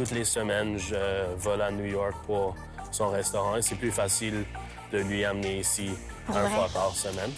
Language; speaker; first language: French; non-native, local second language; English